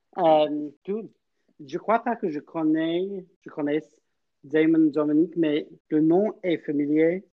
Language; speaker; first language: French; non-native, learner; English